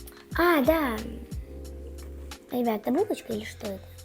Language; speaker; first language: Russian; native; Russian